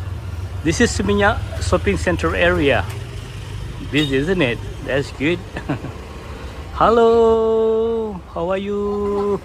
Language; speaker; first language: English; non-native, local second language; Indonesian